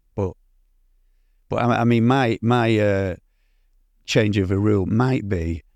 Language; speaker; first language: English; native; English